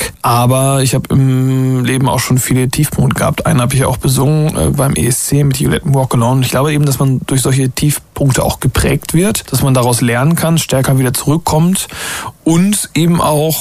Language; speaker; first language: German; native; German